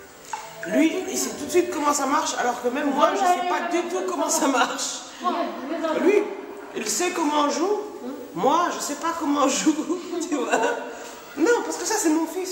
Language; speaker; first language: French; native; French